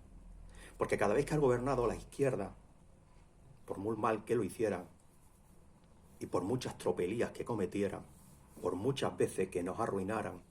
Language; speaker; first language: Spanish; native; Spanish